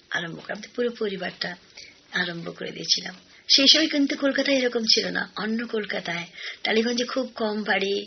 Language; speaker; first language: Bangla; non-native, local second language; Hindi